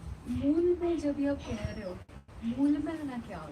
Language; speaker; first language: Hindi; native; Hindi